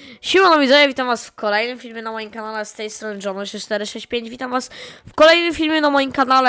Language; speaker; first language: Polish; native; Polish